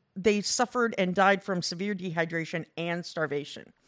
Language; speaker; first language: English; early bilingual, other home language; Korean